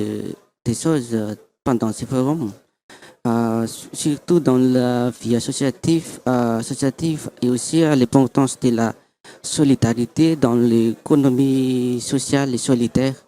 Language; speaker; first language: French; non-native, local second language; Malagasy